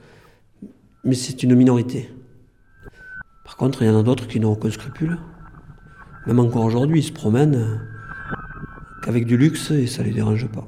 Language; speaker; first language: French; native; French